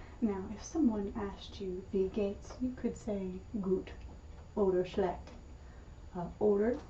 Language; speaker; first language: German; non-native, learner; English